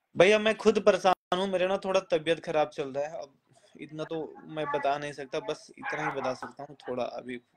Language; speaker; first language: Hindi; native; Hindi